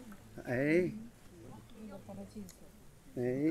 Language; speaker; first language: Russian; non-native, learner; Chinese